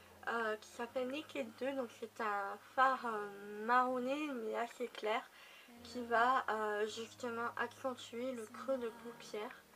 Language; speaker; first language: French; native; French